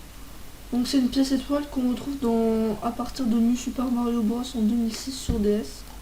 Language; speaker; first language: French; native; French